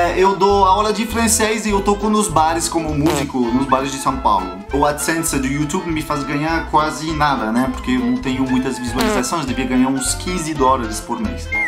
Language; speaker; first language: Portuguese; non-native, fluent; French